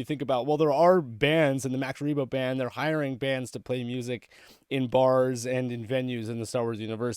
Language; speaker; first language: English; native; English